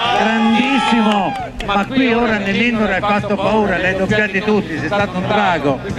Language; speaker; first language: Italian; native; Italian